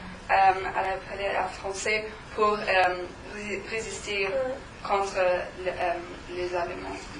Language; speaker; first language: French; non-native, learner; German